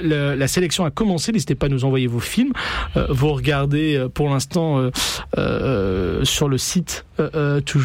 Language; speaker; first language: French; native; French